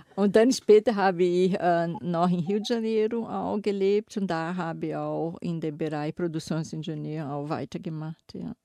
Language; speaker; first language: German; non-native, fluent; Portuguese